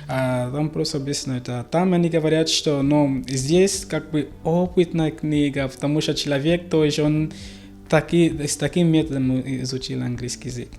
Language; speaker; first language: Russian; non-native, learner; Portuguese